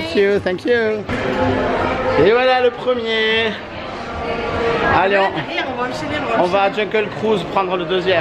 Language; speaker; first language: French; native; French